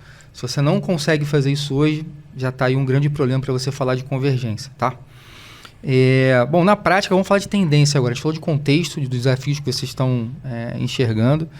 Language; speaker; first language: Portuguese; native; Portuguese